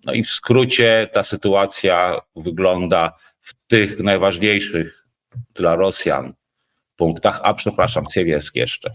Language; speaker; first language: Polish; native; Polish